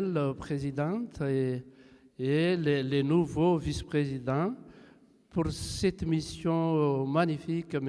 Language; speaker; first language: French; non-native, local second language; Malagasy